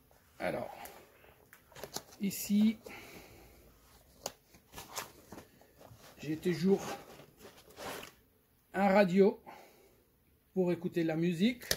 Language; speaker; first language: French; non-native, fluent; Portuguese